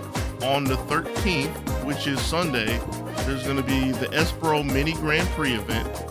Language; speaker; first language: English; native; English